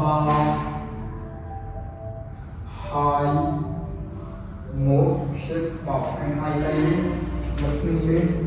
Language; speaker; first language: Vietnamese; non-native, learner; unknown